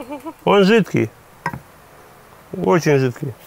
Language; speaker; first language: Russian; native; Russian